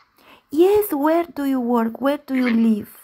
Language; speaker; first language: English; non-native, learner; Romanian